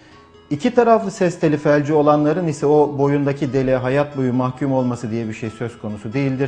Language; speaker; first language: Turkish; native; Turkish